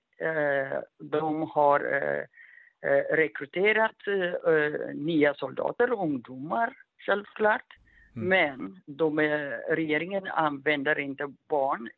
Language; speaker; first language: Swedish; non-native, fluent; Amharic